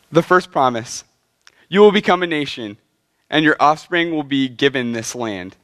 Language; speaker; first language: English; native; English